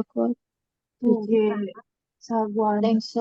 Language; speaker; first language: Korean; non-native, learner; Indonesian